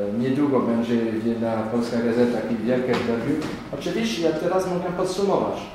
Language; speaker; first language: Polish; non-native, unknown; French